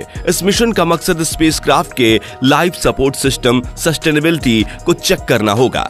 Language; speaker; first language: Hindi; native; Hindi